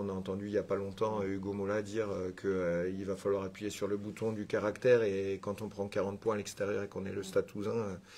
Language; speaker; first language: French; native; French